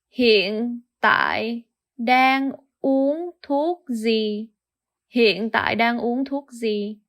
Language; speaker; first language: Vietnamese; early bilingual, heritage; Vietnamese